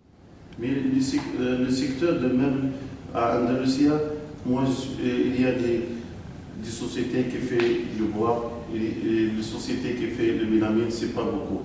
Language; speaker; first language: French; non-native, local second language; Arabic